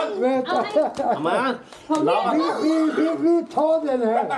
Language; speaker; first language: Swedish; non-native, learner; Thai